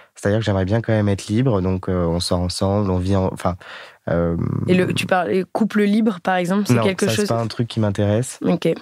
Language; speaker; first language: French; native; French